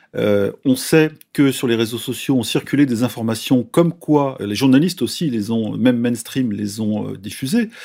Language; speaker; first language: French; native; French